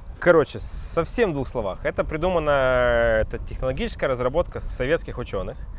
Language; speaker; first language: Russian; native; Russian